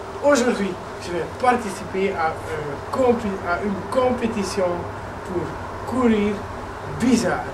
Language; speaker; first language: French; non-native, learner; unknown